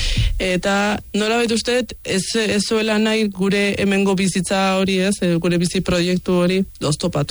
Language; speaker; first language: Basque; early bilingual, other home language; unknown